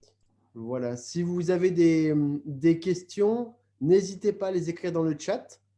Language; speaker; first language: French; native; French